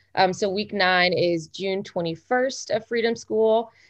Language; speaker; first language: English; native; English